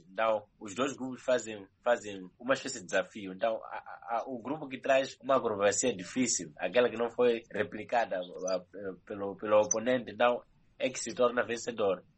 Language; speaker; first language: Portuguese; non-native, local second language; Nyanja